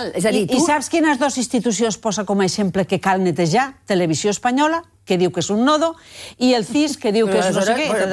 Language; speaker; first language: Catalan; native; Catalan